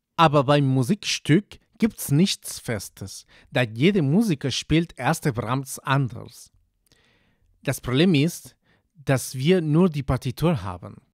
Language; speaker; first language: German; non-native, fluent; Spanish